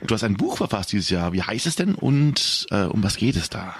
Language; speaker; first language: German; native; German